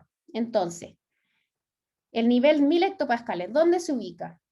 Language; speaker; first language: Spanish; native; Spanish